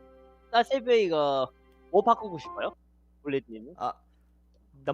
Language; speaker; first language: Korean; early bilingual, heritage; Korean